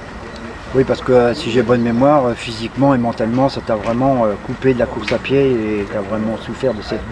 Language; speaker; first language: French; native; French